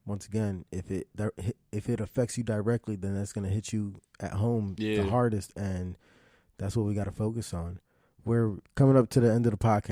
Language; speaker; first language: English; native; English